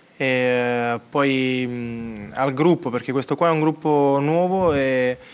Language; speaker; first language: Italian; native; Italian